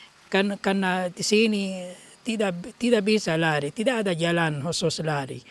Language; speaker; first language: Indonesian; non-native, local second language; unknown